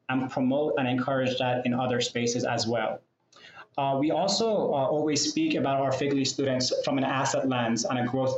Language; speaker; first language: English; non-native, fluent; Persian